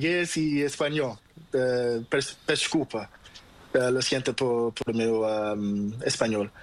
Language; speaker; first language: Spanish; non-native, learner; Portuguese